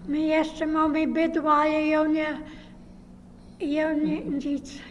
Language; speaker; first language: Polish; early bilingual, heritage; Polish